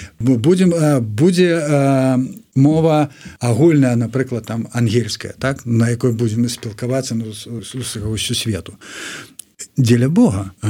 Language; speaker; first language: Belarusian; non-native, local second language; Russian